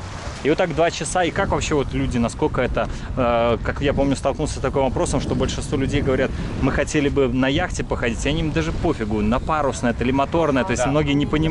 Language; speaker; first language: Russian; native; Russian